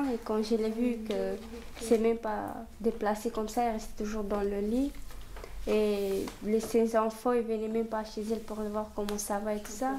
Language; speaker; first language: French; early bilingual, other home language; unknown